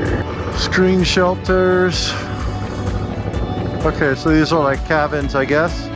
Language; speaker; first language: English; native; English